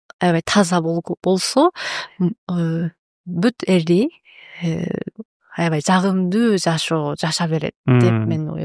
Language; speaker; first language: Kyrgyz; non-native, learner; Japanese